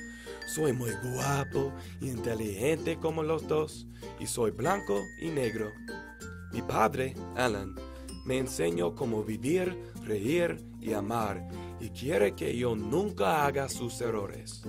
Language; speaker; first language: Spanish; non-native, learner; English